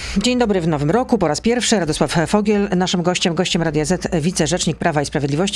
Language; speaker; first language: Polish; native; Polish